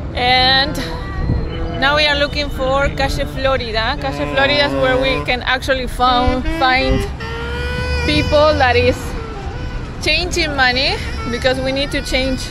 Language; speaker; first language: English; non-native, fluent; Spanish